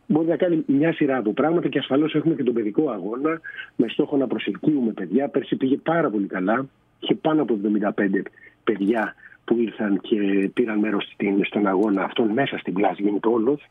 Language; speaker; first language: Greek; native; Greek